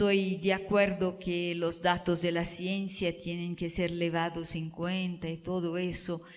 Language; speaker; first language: Spanish; non-native, fluent; Portuguese